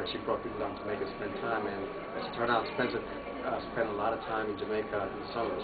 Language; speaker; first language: English; native; English